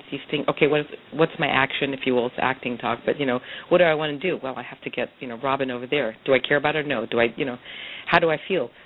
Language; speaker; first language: English; native; English